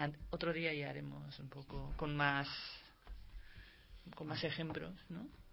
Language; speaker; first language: Spanish; non-native, fluent; Japanese